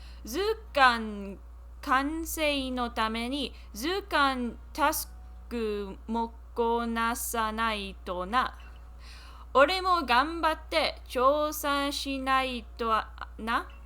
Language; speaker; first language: Japanese; non-native, learner; English